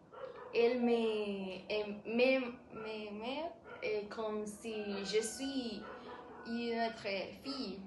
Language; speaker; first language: French; non-native, learner; Spanish